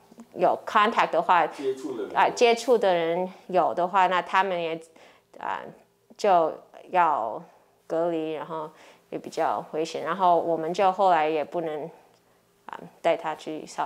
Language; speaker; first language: Chinese; early bilingual, heritage; English